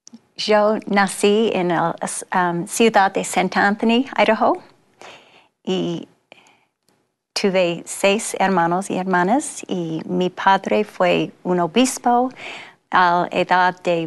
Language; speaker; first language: Spanish; non-native, learner; English